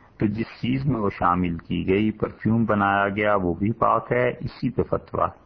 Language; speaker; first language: Urdu; native; Urdu